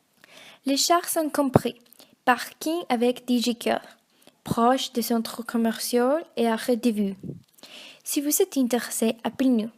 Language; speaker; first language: French; non-native, learner; Spanish